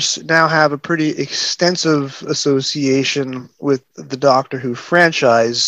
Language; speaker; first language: English; native; English